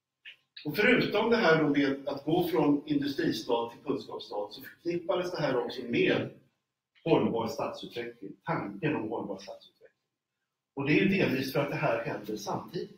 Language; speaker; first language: Swedish; native; Swedish